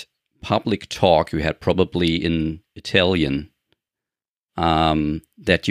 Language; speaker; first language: English; non-native, fluent; German